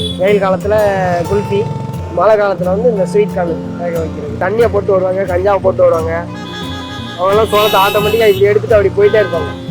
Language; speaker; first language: Tamil; native; Tamil